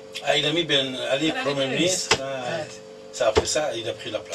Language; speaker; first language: French; non-native, fluent; Persian